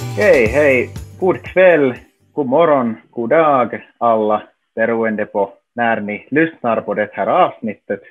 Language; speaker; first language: Swedish; non-native, local second language; Finnish